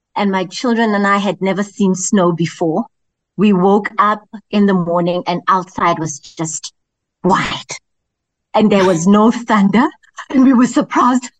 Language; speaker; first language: English; non-native, local second language; Zulu